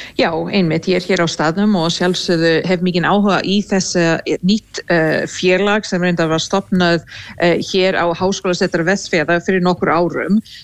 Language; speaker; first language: Icelandic; non-native, fluent; English